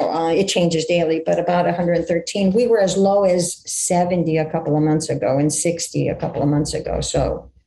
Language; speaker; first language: English; early bilingual, other home language; Greek